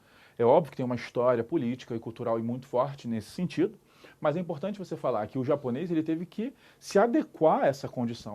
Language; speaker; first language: Portuguese; native; Portuguese